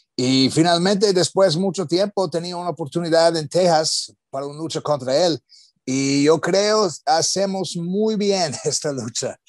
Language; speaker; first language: Spanish; non-native, learner; English